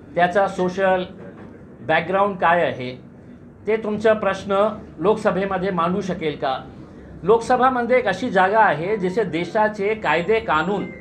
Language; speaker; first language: Marathi; non-native, local second language; Urdu